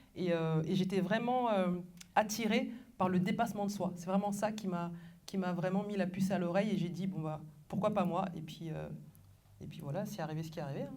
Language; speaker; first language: French; early bilingual, other home language; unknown